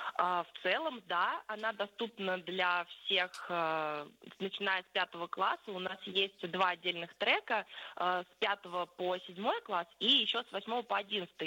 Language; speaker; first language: Russian; native; Russian